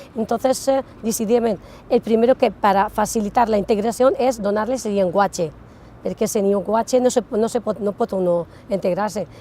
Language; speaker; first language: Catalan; non-native, fluent; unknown